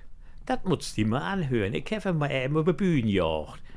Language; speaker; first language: German; native; German